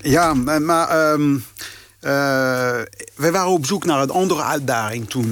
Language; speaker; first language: Dutch; non-native, fluent; French